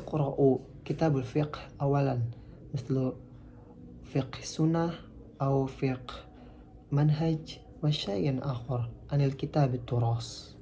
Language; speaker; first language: Arabic; non-native, learner; Indonesian